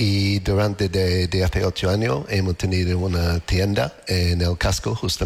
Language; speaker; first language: Spanish; non-native, learner; English